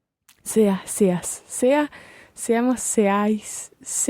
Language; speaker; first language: Spanish; non-native, learner; English